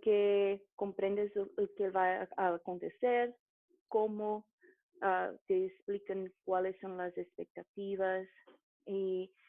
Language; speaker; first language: Spanish; non-native, fluent; Portuguese